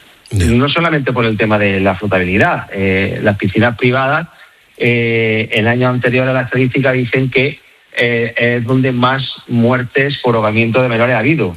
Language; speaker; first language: Spanish; native; Spanish